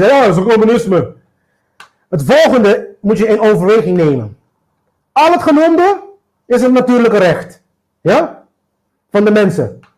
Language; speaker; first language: Dutch; non-native, local second language; Papiamento